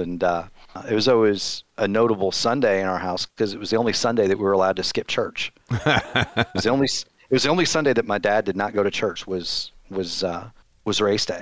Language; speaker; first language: English; native; English